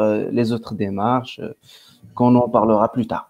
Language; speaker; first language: French; non-native, local second language; Arabic